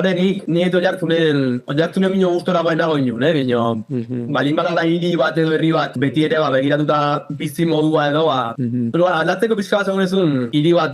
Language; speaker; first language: Basque; native; Basque